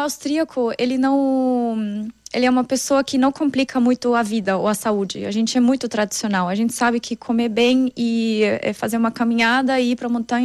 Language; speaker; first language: Portuguese; non-native, fluent; German